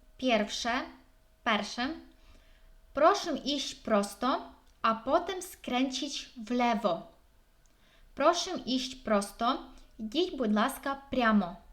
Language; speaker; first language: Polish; non-native, fluent; Ukrainian